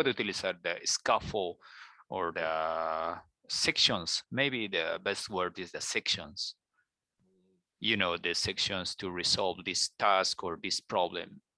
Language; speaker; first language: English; non-native, learner; Spanish